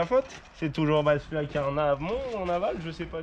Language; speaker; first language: French; native; French